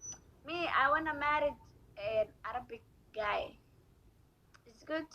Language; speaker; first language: English; non-native, learner; Somali